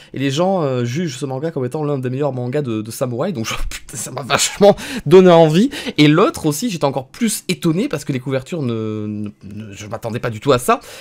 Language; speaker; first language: French; native; French